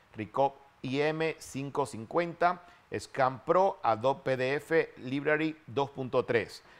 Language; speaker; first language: Spanish; native; Spanish